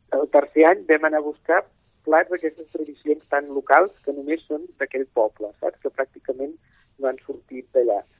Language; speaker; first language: Catalan; native; Catalan